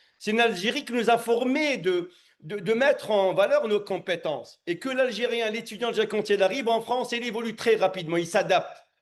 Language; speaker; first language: French; non-native, local second language; Arabic